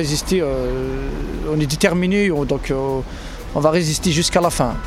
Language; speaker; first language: French; non-native, local second language; Arabic